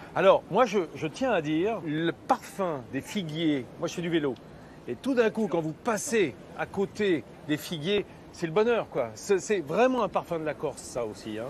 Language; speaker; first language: French; native; French